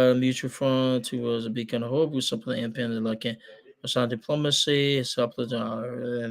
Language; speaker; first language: English; native; English